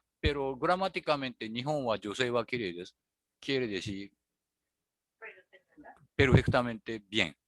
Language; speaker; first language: Spanish; non-native, learner; Japanese